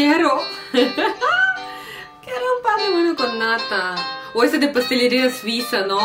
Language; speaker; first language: Spanish; non-native, fluent; Russian